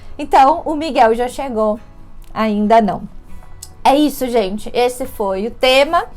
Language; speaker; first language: Portuguese; native; Portuguese